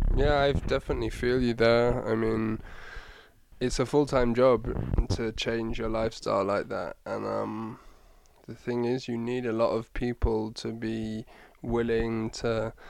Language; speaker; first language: English; native; English